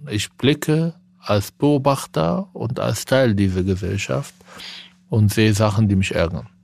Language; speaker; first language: German; non-native, fluent; Arabic